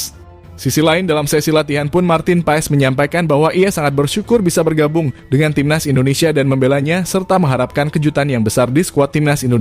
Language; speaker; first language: Indonesian; native; Indonesian